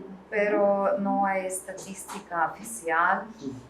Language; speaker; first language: Spanish; non-native, learner; Russian